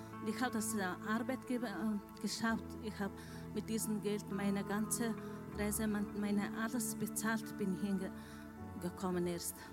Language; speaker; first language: German; non-native, learner; Mongolian